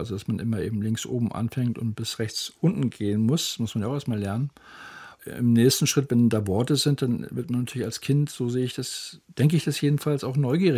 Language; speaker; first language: German; native; German